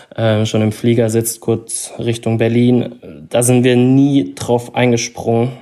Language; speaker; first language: German; native; German